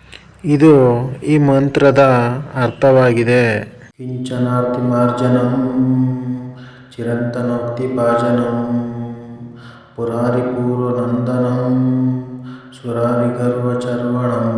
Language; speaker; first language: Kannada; native; Kannada